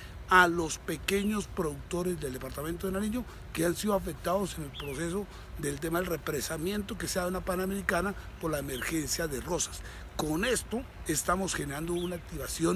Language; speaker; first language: Spanish; native; Spanish